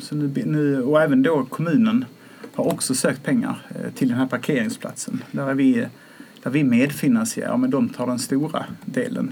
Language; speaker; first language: Swedish; native; Swedish